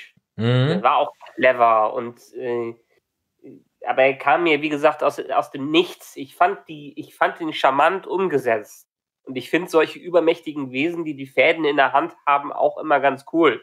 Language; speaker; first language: German; native; German